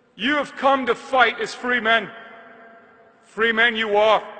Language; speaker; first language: English; native; English